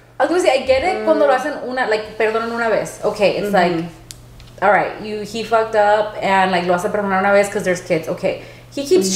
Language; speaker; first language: English; early bilingual, other home language; Spanish